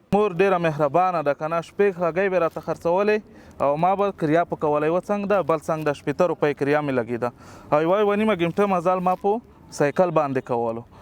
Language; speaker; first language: Pashto; native; Pashto